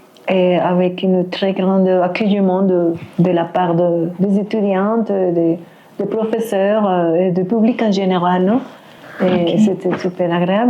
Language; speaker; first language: French; non-native, fluent; Spanish